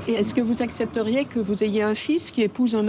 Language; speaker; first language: French; native; French